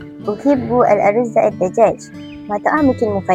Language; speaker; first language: Arabic; non-native, learner; Malay